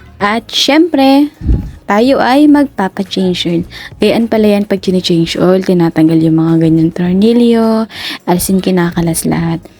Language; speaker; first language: Filipino; native; Filipino